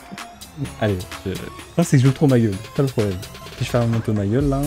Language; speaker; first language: French; native; French